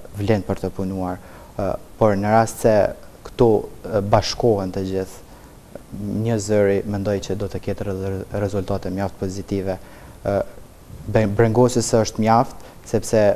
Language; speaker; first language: Albanian; non-native, local second language; Romany